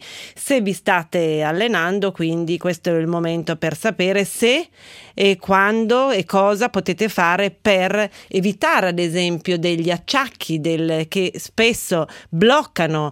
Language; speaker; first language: Italian; native; Italian